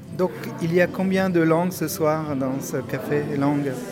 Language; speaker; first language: French; native; French